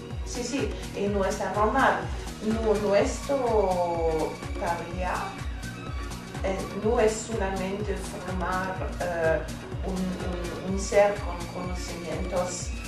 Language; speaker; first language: Spanish; non-native, fluent; German